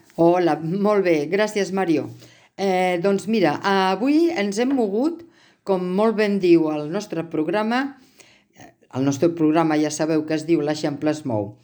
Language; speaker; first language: Catalan; native; Catalan